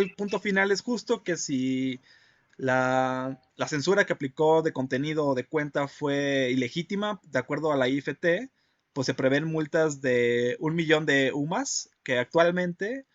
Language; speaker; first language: Spanish; native; Spanish